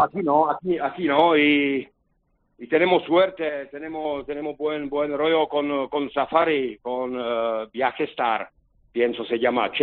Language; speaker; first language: Spanish; non-native, learner; Czech